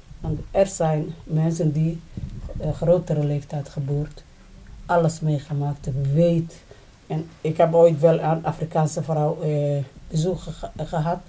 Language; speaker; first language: Dutch; non-native, learner; Somali